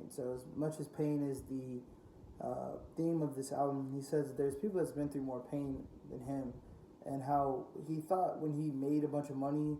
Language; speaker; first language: English; native; English